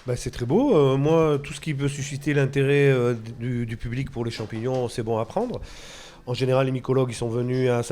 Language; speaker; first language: French; native; French